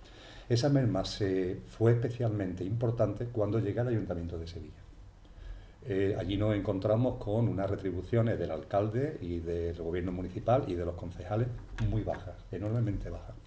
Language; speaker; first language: Spanish; native; Spanish